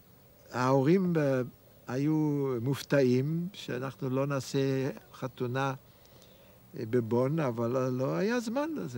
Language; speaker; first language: Hebrew; non-native, fluent; German